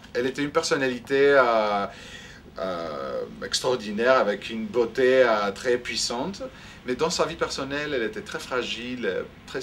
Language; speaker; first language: French; non-native, fluent; Greek